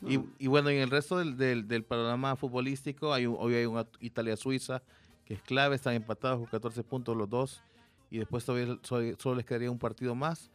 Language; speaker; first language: Spanish; native; Spanish